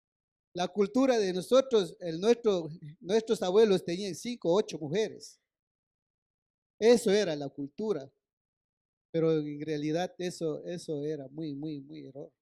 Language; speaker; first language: Spanish; non-native, local second language; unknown